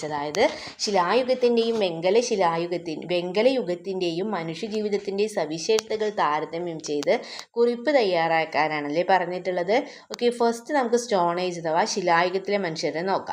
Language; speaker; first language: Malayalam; native; Malayalam